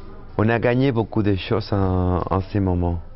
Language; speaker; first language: French; non-native, fluent; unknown